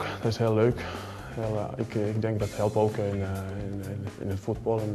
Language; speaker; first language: Dutch; non-native, learner; Finnish